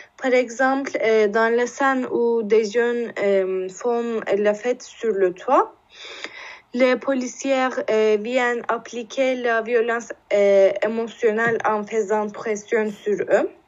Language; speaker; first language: French; non-native, learner; Turkish